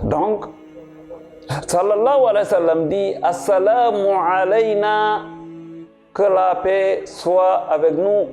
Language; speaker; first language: French; non-native, local second language; Wolof